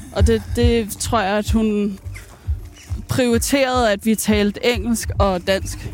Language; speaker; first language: Danish; native; Danish